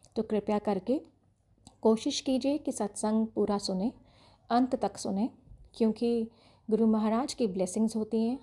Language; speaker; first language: Hindi; native; Hindi